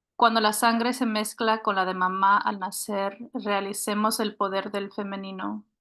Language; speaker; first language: Spanish; early bilingual, heritage; Spanish